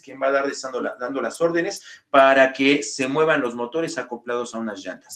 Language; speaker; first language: Spanish; native; Spanish